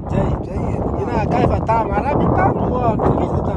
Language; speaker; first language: Arabic; non-native, learner; Kyrgyz